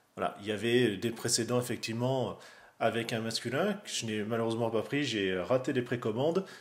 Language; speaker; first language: French; native; French